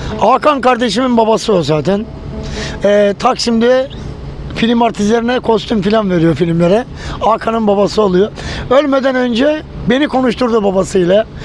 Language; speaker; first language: Turkish; native; Turkish